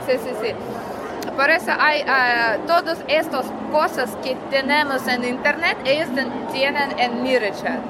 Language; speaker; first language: Spanish; non-native, learner; Russian